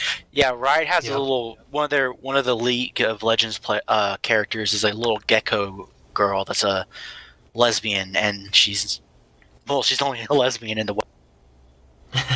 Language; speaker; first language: English; native; English